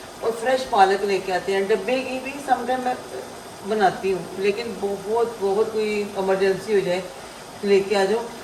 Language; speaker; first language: Urdu; non-native, local second language; Punjabi